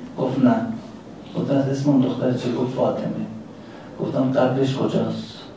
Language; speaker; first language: Persian; native; Persian